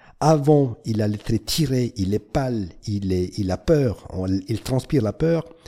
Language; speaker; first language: French; non-native, fluent; Romanian